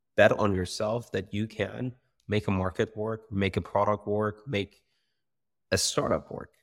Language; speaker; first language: English; non-native, fluent; Persian